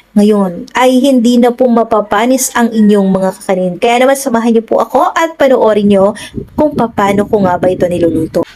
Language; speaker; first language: Filipino; non-native, local second language; Waray